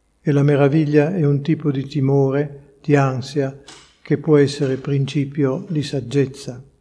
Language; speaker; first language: Italian; native; Italian